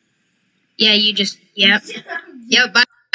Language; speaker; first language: English; native; English